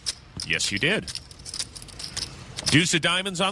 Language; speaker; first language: English; native; English